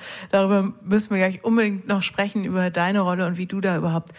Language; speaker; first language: German; native; German